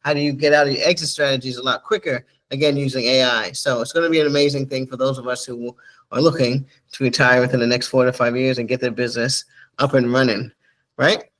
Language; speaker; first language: English; native; English